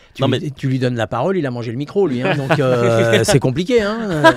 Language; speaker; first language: French; native; French